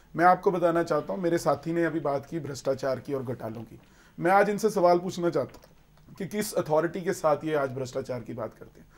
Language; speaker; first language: Hindi; native; Hindi